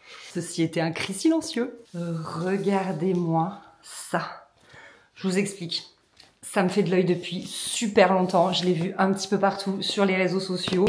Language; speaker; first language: French; native; French